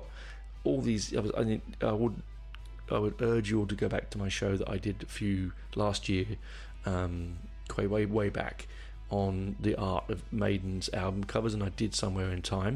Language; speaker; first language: English; native; English